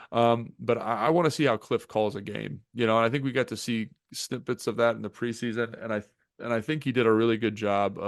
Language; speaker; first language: English; native; English